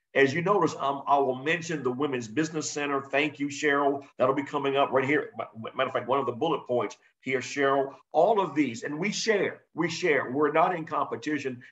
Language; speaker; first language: English; native; English